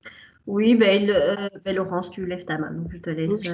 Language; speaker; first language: French; native; French